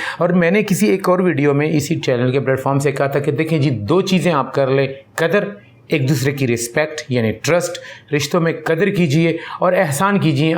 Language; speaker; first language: Urdu; non-native, local second language; Pashto